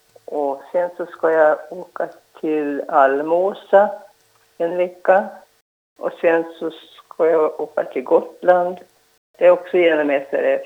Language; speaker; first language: Swedish; native; Swedish